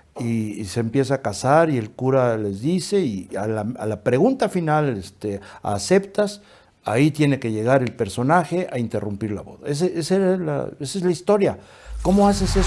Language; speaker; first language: Spanish; native; Spanish